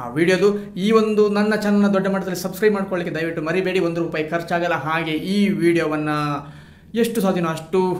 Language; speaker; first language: Kannada; non-native, local second language; Kodava